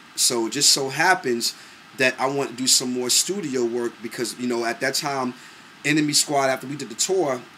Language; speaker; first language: English; native; English